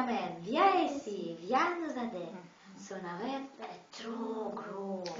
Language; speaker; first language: French; non-native, learner; Russian